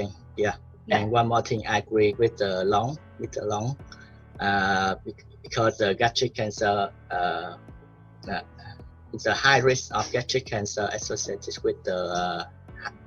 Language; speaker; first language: English; non-native, learner; Vietnamese